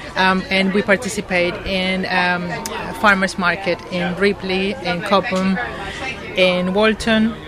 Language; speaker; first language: English; non-native, fluent; Spanish